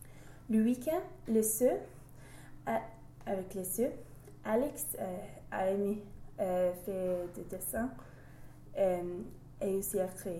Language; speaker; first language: French; non-native, learner; English